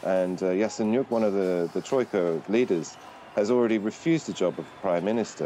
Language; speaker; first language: English; native; English